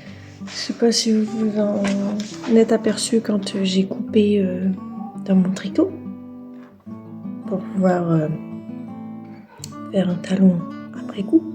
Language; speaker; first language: French; native; French